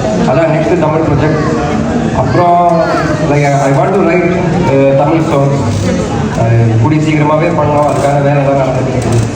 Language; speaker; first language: Tamil; early bilingual, heritage; Tamil